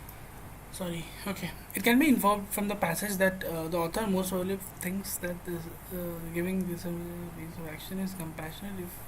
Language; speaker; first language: English; non-native, local second language; Hindi